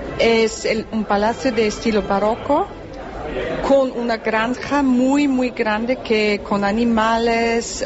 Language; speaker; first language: Spanish; non-native, fluent; German